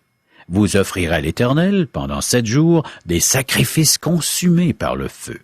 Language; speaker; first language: French; native; French